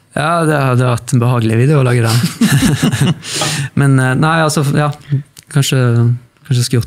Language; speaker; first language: Norwegian; native; Norwegian